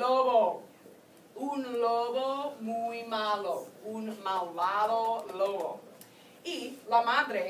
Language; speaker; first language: Spanish; non-native, fluent; English